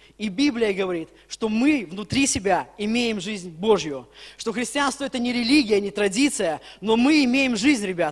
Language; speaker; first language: Russian; native; Russian